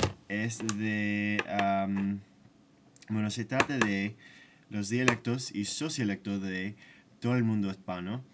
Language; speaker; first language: Spanish; non-native, fluent; English